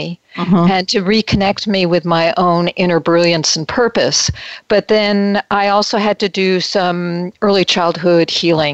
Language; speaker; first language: English; native; English